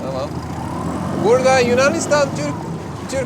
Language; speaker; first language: Turkish; non-native, learner; Dutch